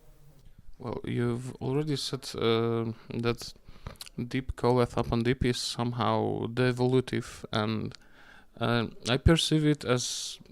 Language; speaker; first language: English; non-native, fluent; Polish